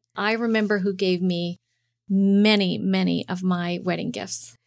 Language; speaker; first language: English; native; English